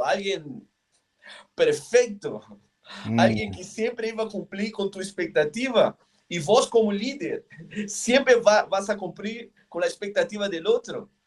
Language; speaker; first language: Spanish; non-native, fluent; Portuguese